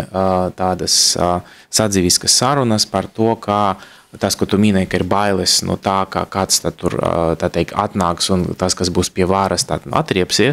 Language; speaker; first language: Latvian; non-native, local second language; Russian